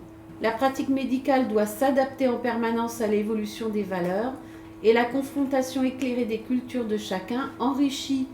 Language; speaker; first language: French; native; French